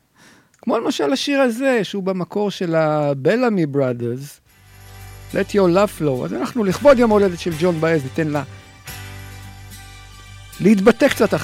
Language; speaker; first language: Hebrew; native; Hebrew